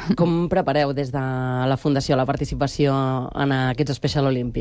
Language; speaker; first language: Catalan; native; Catalan